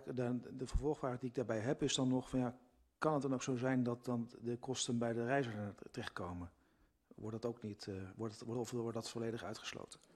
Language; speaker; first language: Dutch; native; Dutch